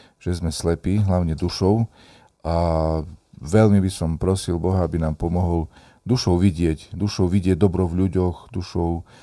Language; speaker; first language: Slovak; native; Slovak